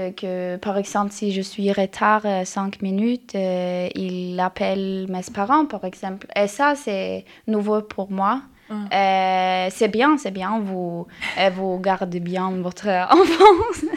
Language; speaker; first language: French; non-native, learner; Norwegian